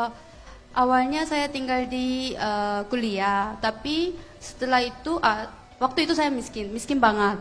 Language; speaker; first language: Indonesian; non-native, fluent; Korean